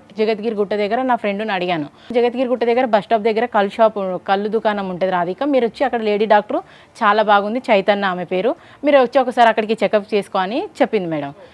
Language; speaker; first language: Telugu; native; Telugu